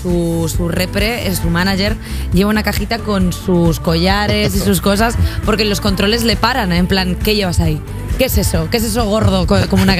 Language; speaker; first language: Spanish; native; Spanish